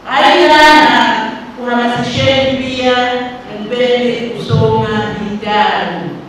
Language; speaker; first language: Swahili; native; Swahili